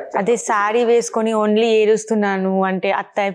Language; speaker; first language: Telugu; non-native, learner; Bangla